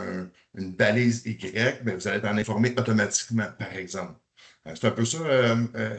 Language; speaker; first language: French; native; French